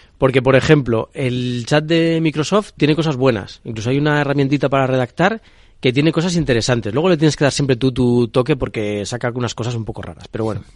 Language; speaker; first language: Spanish; native; Spanish